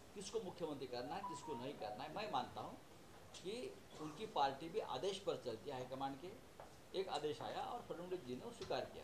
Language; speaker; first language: Hindi; non-native, local second language; Marathi